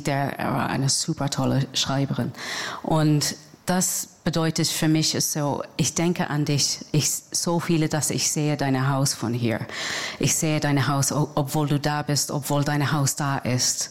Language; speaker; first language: German; non-native, fluent; English